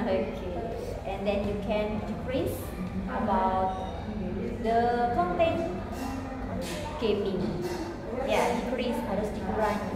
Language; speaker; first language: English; non-native, learner; Indonesian